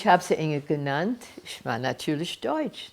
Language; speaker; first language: German; early bilingual, heritage; German